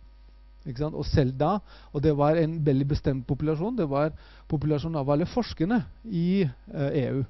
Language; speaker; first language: Norwegian; non-native, fluent; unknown